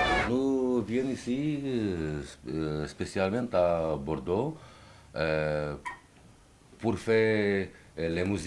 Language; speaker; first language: French; non-native, learner; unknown